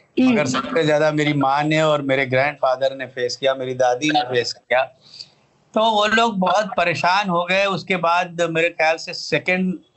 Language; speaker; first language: Hindi; native; Hindi